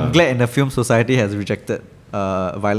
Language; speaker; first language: English; native; English